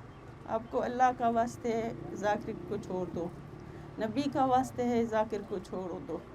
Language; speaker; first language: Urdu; non-native, local second language; Baluchi